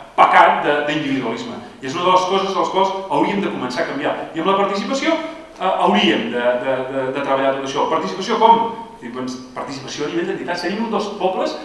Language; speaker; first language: Catalan; native; Catalan